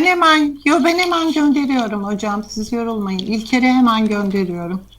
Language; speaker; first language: Turkish; native; Turkish